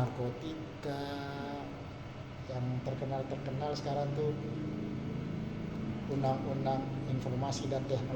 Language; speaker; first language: Indonesian; native; Indonesian